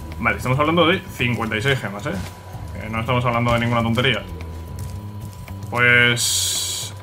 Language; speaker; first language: Spanish; native; Spanish